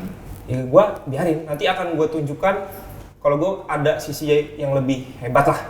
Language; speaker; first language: Indonesian; native; Indonesian